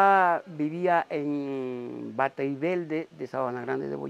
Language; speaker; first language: Spanish; native; Spanish